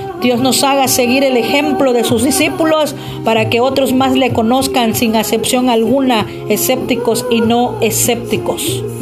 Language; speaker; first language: Spanish; native; Spanish